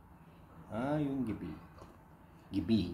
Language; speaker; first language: Cebuano; non-native, learner; Turkish